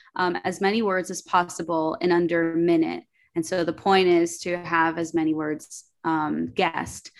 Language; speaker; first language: English; early bilingual, other home language; Spanish